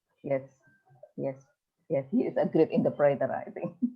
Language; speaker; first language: English; non-native, fluent; Indonesian